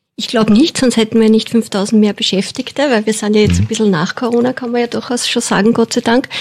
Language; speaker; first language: German; native; German